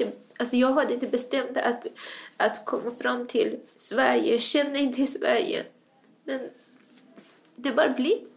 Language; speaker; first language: Swedish; non-native, fluent; Persian